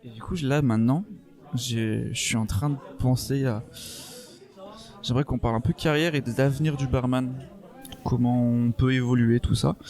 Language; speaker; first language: French; native; French